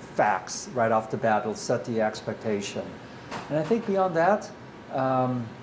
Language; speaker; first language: English; early bilingual, other home language; Dutch